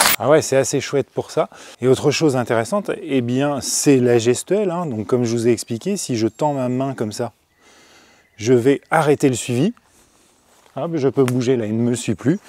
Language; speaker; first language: French; native; French